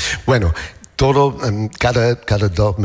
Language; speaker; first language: Spanish; non-native, learner; English